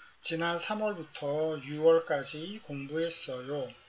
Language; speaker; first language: Korean; native; Korean